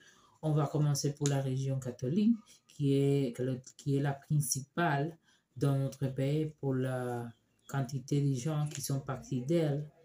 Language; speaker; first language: French; non-native, learner; Spanish